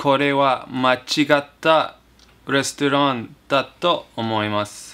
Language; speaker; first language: Japanese; non-native, learner; English